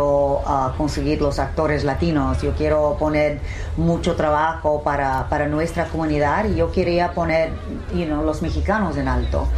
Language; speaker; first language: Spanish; early bilingual, heritage; English